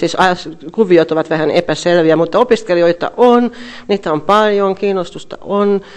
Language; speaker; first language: Finnish; non-native, fluent; Hungarian